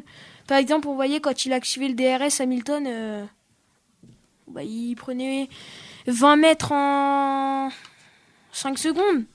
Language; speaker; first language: French; native; French